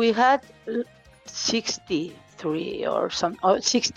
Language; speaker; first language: English; non-native, fluent; Catalan